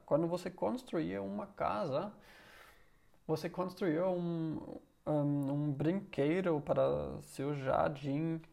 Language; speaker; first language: Portuguese; non-native, learner; German